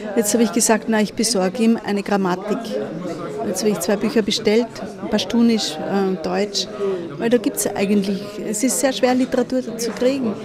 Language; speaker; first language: German; native; German